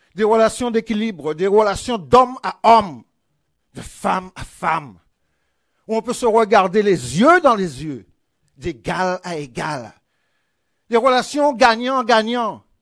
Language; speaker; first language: French; native; French